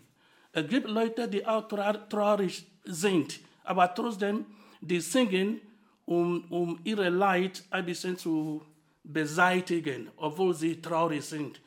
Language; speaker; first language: German; non-native, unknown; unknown